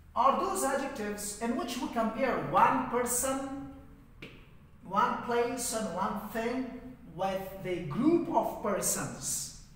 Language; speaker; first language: English; non-native, fluent; Persian